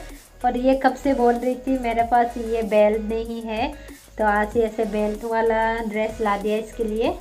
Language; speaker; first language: Hindi; non-native, local second language; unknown